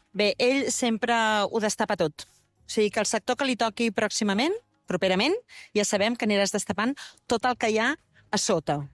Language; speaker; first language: Catalan; native; Catalan